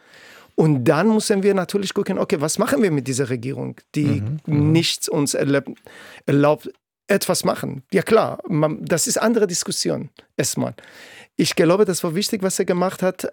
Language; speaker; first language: German; non-native, fluent; Persian